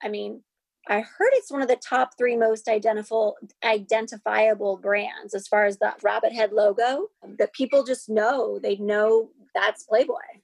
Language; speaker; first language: English; native; English